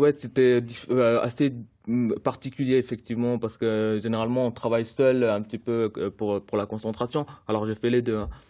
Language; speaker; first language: French; early bilingual, other home language; Sinhala